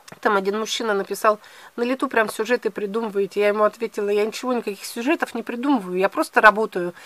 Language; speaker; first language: Russian; native; Russian